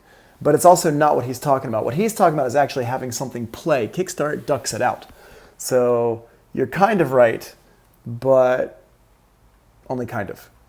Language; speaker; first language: English; native; English